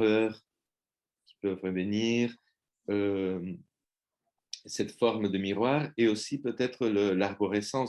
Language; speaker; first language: French; non-native, fluent; Spanish